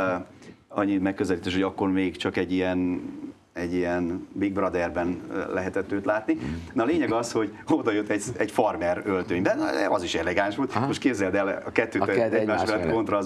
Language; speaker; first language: Hungarian; native; Hungarian